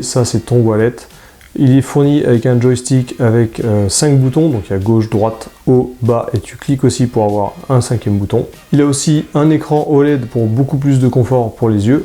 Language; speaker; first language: French; native; French